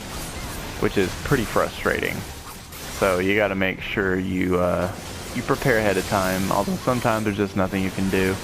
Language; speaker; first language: English; native; English